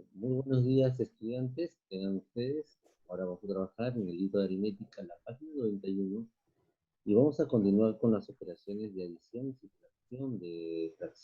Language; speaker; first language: Spanish; native; Spanish